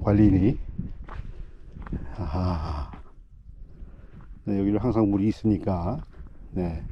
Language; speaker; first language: Korean; native; Korean